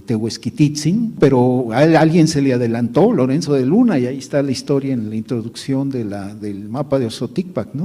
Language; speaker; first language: Spanish; native; Spanish